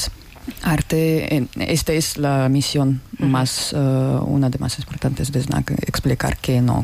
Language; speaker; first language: Spanish; non-native, learner; Russian